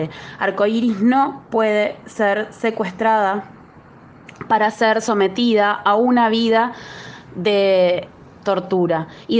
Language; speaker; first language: Spanish; native; Spanish